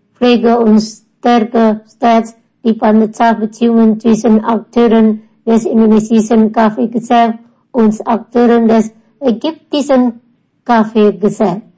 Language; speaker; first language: German; non-native, fluent; Indonesian